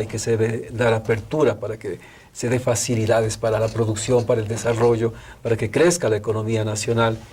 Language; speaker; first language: Spanish; native; Spanish